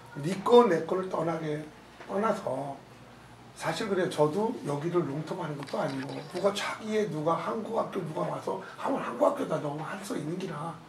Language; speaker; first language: Korean; native; Korean